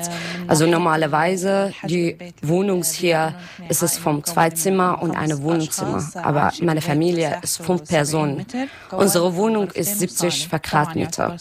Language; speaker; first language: German; non-native, learner; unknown